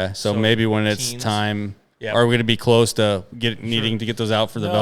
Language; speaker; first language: English; native; English